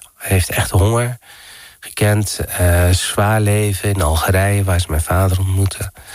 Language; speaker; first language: Dutch; early bilingual, other home language; Riffian